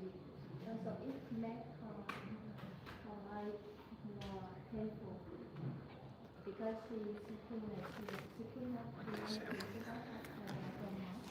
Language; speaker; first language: English; non-native, learner; Vietnamese